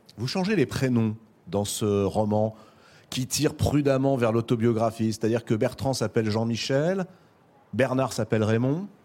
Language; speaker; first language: French; native; French